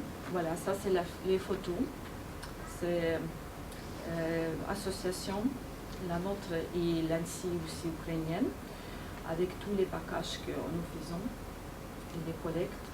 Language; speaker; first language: French; non-native, fluent; Ukrainian